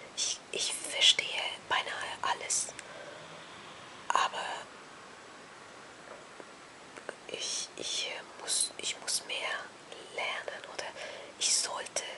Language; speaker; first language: German; non-native, fluent; Hungarian